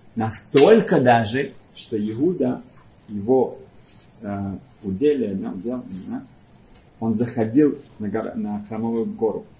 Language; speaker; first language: Russian; early bilingual, heritage; Russian